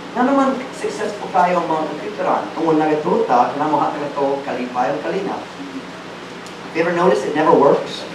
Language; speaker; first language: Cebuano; non-native, fluent; English